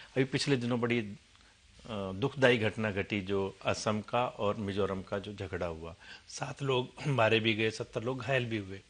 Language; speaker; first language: Hindi; native; Hindi